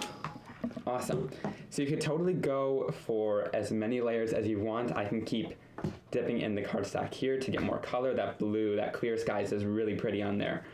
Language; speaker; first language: English; native; English